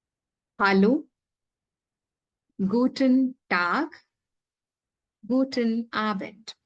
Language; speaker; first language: German; non-native, fluent; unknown